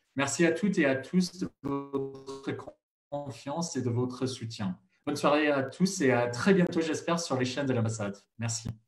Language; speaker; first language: French; non-native, fluent; English